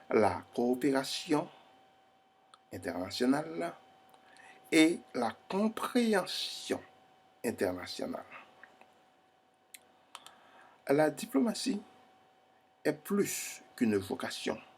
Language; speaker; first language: French; non-native, fluent; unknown